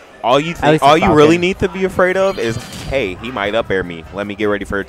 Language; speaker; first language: English; native; English